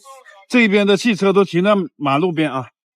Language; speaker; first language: Chinese; native; Chinese